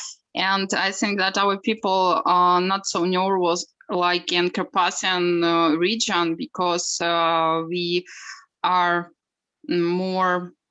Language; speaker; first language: English; non-native, learner; Ukrainian